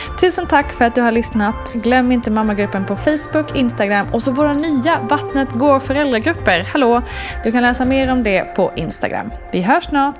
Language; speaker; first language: Swedish; native; Swedish